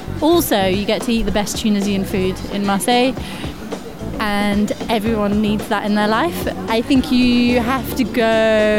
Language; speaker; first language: English; non-native, fluent; French